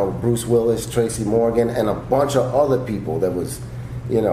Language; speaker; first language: English; native; English